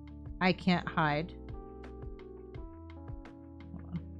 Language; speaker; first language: English; native; English